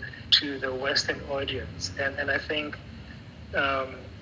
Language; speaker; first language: English; non-native, local second language; Tswana